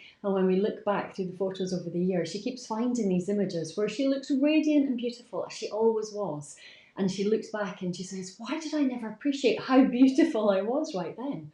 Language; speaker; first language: English; native; English